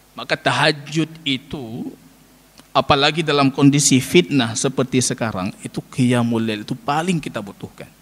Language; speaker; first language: Malay; non-native, local second language; Achinese